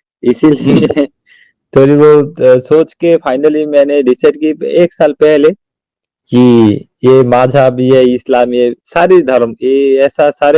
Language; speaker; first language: Hindi; non-native, learner; Bangla